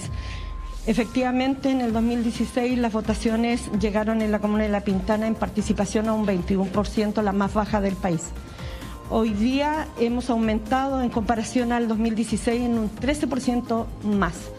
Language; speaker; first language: Spanish; native; Spanish